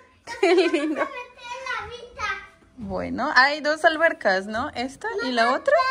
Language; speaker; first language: Spanish; native; Spanish